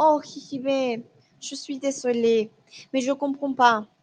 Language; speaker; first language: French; non-native, learner; Spanish